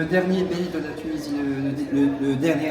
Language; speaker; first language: French; non-native, local second language; Arabic